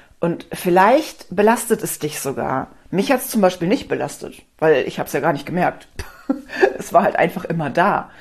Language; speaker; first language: German; native; German